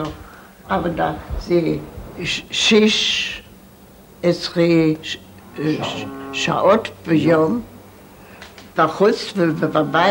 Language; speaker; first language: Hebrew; non-native, learner; German